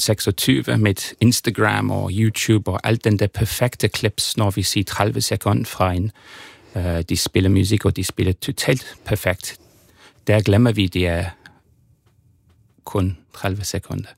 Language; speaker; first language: Danish; non-native, fluent; German